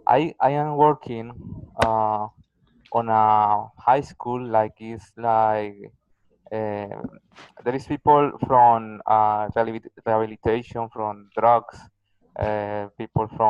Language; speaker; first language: English; non-native, learner; Spanish